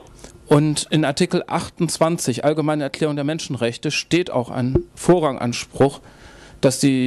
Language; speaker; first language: German; native; German